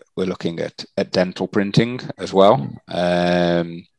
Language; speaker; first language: English; native; English